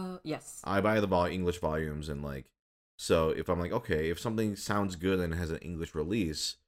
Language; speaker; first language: English; native; English